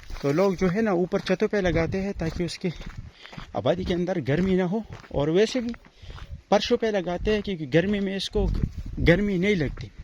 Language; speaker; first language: Urdu; non-native, local second language; Pashto